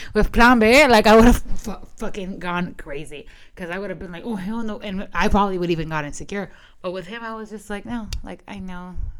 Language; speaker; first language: English; early bilingual, other home language; Spanish